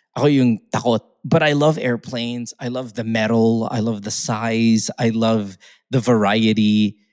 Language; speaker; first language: English; non-native, local second language; Filipino